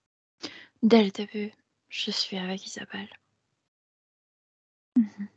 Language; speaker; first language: French; non-native, fluent; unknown